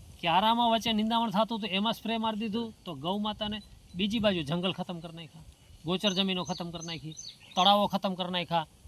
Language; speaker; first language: Gujarati; non-native, local second language; Kachhi